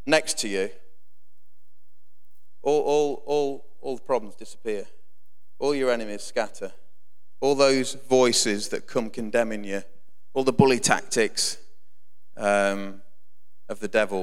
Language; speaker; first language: English; native; English